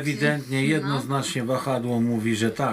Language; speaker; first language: Polish; native; Polish